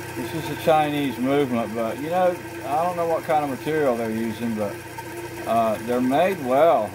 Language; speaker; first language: English; native; English